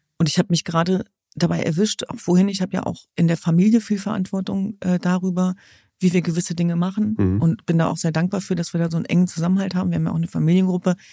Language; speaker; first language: German; early bilingual, other home language; Kurdish